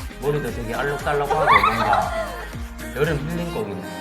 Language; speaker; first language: Korean; native; Korean